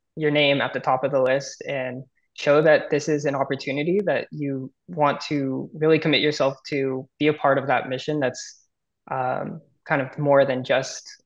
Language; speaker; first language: English; native; English